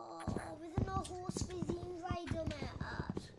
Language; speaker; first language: Welsh; non-native, local second language; English